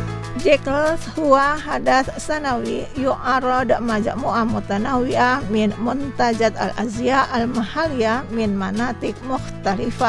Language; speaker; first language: Arabic; non-native, fluent; Indonesian